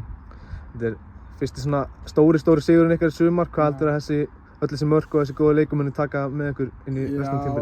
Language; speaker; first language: Icelandic; native; Icelandic